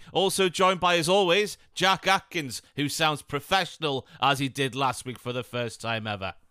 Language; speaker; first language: English; native; English